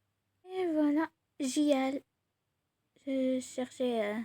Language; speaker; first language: French; non-native, learner; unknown